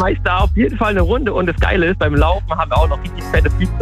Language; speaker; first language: German; native; German